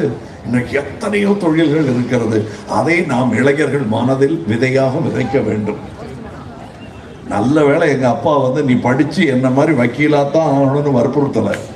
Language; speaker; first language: Tamil; native; Tamil